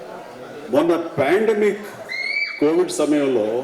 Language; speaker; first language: Telugu; native; Telugu